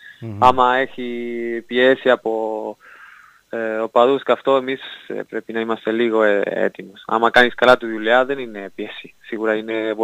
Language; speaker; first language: Greek; non-native, learner; Spanish